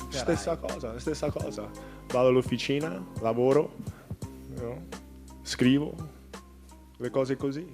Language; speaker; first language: Italian; early bilingual, other home language; English